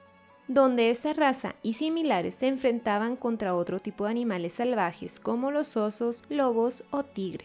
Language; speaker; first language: Spanish; native; Spanish